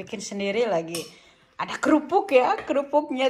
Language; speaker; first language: Indonesian; native; Indonesian